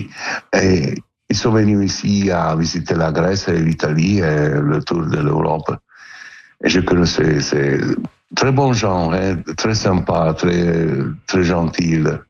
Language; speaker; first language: French; non-native, learner; Italian